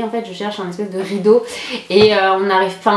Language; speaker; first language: French; native; French